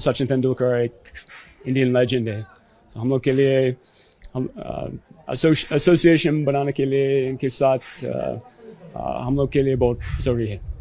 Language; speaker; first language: Hindi; non-native, learner; English